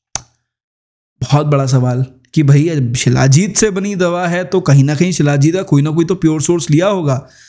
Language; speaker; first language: Hindi; native; Hindi